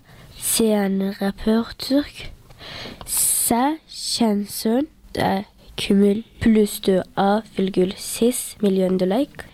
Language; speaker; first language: French; early bilingual, other home language; Turkish